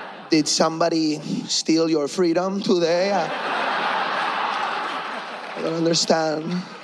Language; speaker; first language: English; early bilingual, other home language; Spanish